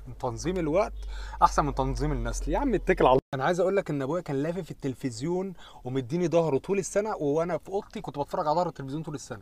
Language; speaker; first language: Arabic; native; Arabic